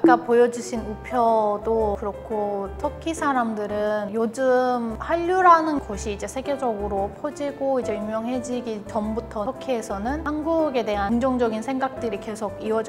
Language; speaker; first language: Korean; non-native, fluent; Turkish